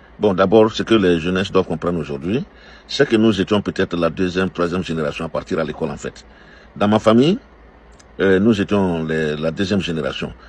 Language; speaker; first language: French; non-native, local second language; Dyula